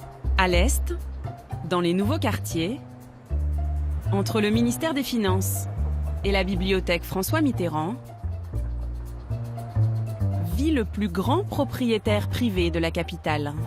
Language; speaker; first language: French; native; French